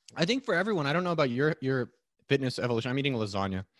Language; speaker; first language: English; native; English